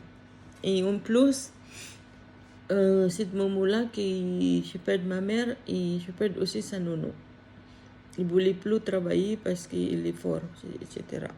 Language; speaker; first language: French; non-native, learner; Filipino